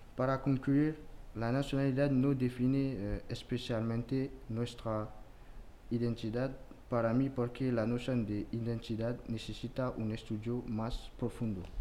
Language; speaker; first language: Spanish; non-native, learner; French